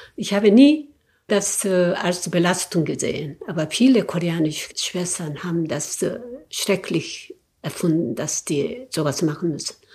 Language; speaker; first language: German; non-native, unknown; Korean